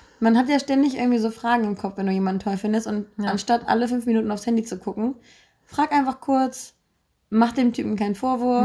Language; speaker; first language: German; native; German